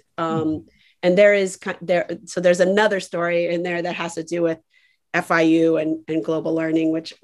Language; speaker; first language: English; native; English